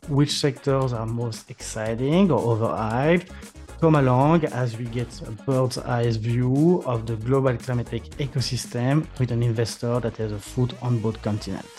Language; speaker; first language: English; non-native, fluent; French